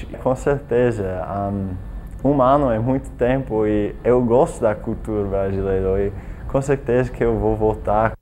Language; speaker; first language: Portuguese; non-native, learner; English